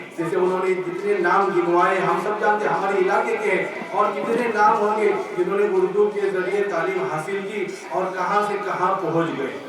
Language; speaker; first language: Urdu; native; Urdu